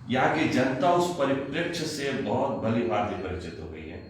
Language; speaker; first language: Hindi; non-native, local second language; Bangla